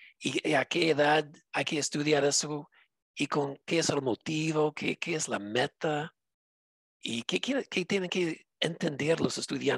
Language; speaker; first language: Spanish; non-native, fluent; English